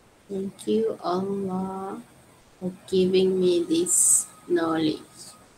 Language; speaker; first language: English; non-native, local second language; Malay